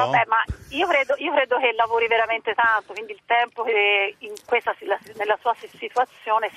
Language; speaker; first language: Italian; native; Italian